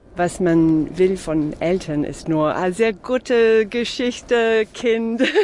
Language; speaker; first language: German; non-native, fluent; English